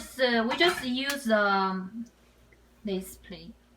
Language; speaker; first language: English; non-native, learner; Chinese